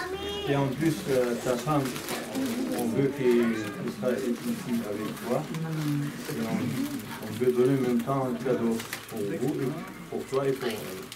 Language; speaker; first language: French; non-native, fluent; Chechen